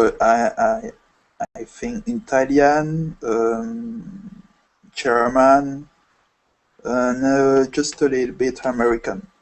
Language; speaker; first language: English; non-native, fluent; French